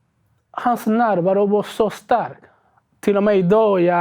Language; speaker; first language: Swedish; non-native, learner; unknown